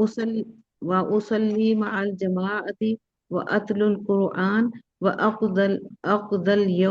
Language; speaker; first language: Arabic; non-native, learner; Urdu